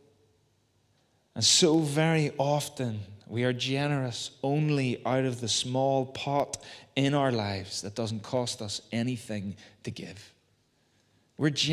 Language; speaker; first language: English; native; English